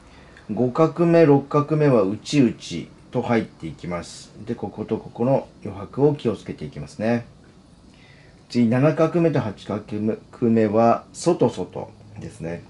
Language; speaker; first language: Japanese; native; Japanese